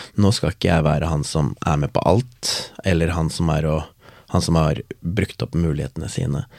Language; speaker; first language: Norwegian; non-native, local second language; Tamil